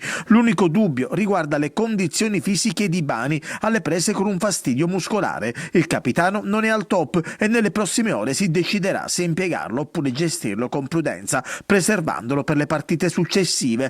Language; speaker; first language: Italian; native; Italian